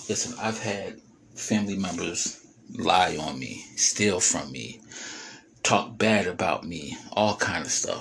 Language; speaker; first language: English; native; English